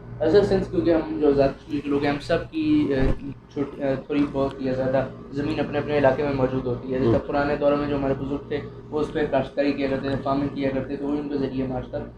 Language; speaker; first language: Urdu; non-native, local second language; Pahari-Potwari